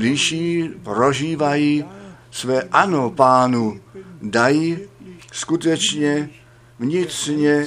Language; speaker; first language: Czech; non-native, fluent; German